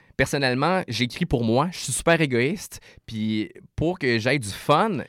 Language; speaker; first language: French; native; French